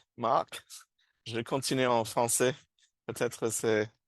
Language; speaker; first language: French; non-native, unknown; English